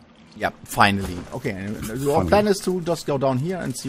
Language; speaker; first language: English; non-native, fluent; German